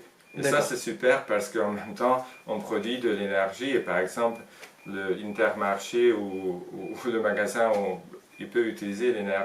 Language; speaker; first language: French; non-native, fluent; Hungarian